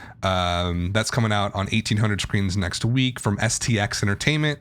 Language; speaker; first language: English; native; English